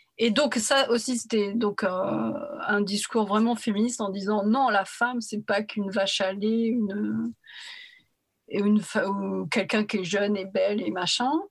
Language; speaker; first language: French; early bilingual, other home language; Arabic